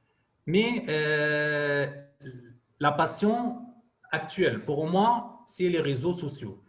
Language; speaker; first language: French; non-native, fluent; Arabic